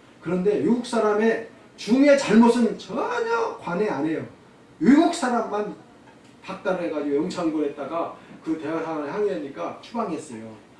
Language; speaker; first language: Korean; native; Korean